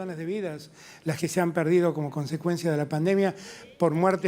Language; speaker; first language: Spanish; native; Spanish